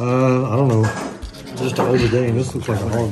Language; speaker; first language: English; native; English